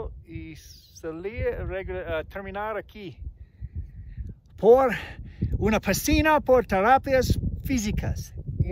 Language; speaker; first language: Spanish; non-native, learner; English